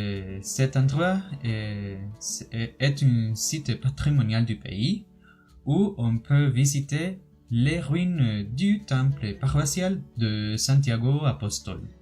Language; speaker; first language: French; non-native, learner; Spanish